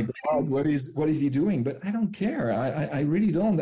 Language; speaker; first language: English; non-native, fluent; French